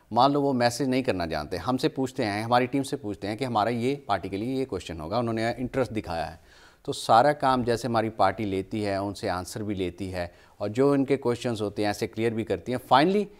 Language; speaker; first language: Hindi; native; Hindi